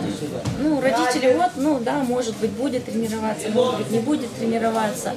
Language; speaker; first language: Russian; native; Russian